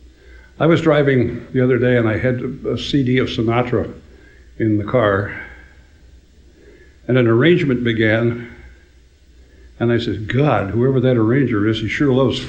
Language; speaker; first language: English; native; English